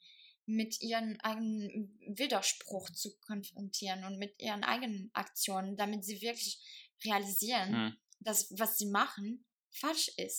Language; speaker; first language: German; non-native, fluent; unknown